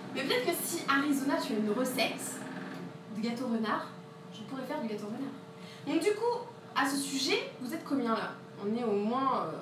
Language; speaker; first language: French; native; French